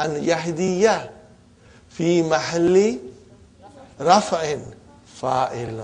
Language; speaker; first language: Arabic; non-native, fluent; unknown